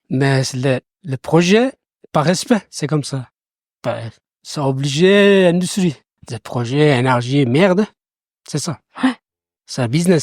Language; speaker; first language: French; non-native, learner; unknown